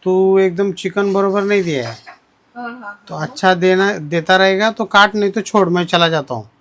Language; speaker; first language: Hindi; non-native, local second language; Marathi